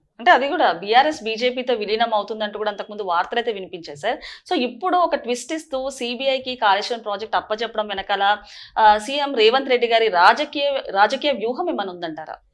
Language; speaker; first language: Telugu; native; Telugu